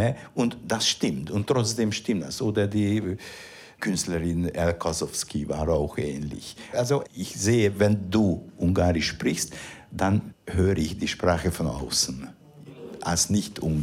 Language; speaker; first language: German; non-native, fluent; Hungarian